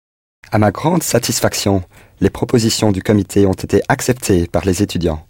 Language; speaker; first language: French; non-native, learner; English